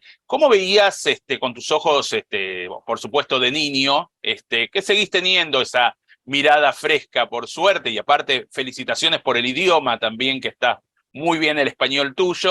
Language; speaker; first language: Spanish; native; Spanish